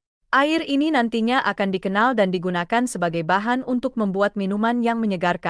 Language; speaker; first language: Indonesian; native; Indonesian